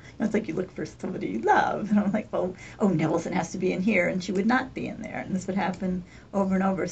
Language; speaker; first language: English; native; English